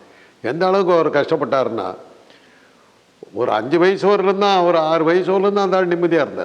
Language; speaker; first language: Tamil; native; Tamil